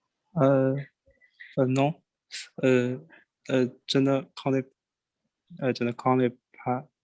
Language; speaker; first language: French; non-native, learner; Chinese